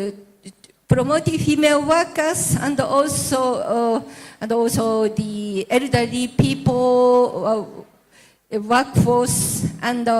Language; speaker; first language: English; non-native, learner; Japanese